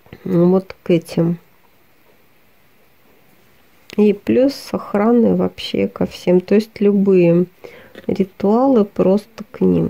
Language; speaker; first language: Russian; native; Russian